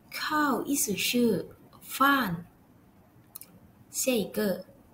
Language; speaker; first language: Chinese; non-native, learner; Thai